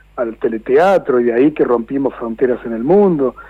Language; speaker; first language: Spanish; native; Spanish